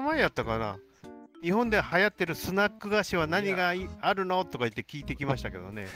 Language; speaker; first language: Japanese; native; Japanese